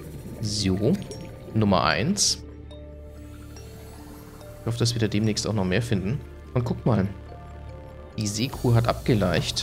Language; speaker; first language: German; native; German